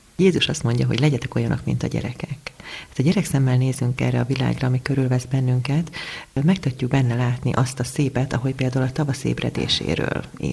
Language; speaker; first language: Hungarian; native; Hungarian